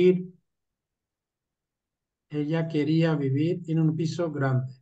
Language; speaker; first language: Spanish; non-native, fluent; Urdu